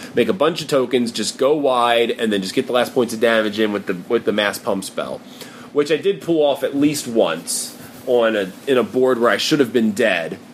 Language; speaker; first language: English; native; English